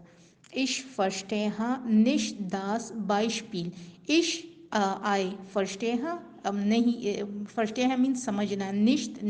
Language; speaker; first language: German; non-native, learner; Urdu